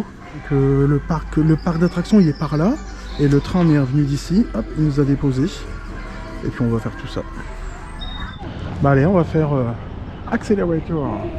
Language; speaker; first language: French; native; French